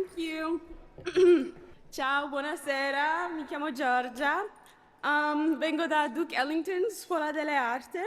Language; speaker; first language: Italian; non-native, learner; English